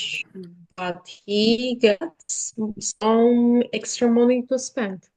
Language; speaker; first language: English; non-native, learner; Spanish